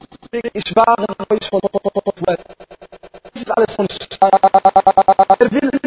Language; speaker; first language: German; non-native, learner; Arabic